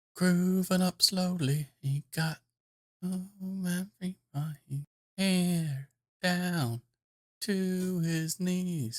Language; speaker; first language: English; native; English